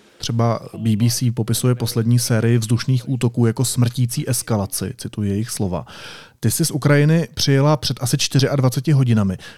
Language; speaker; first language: Czech; native; Czech